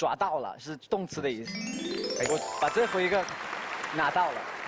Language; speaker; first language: Chinese; non-native, fluent; Spanish